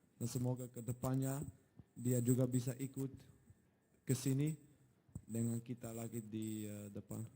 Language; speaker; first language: Indonesian; non-native, fluent; Dutch